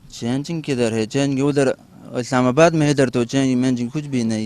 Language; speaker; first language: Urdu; non-native, local second language; Pashto